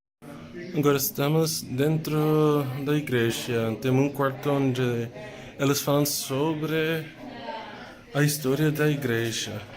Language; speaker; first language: Portuguese; non-native, learner; English